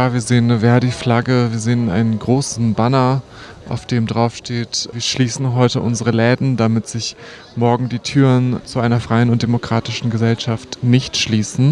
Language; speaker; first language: German; native; German